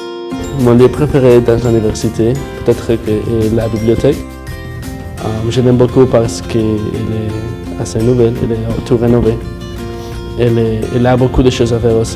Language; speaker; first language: French; non-native, learner; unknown